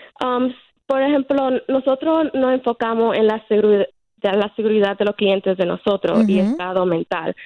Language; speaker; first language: Spanish; early bilingual, heritage; Spanish